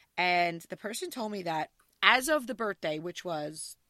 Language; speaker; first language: English; native; English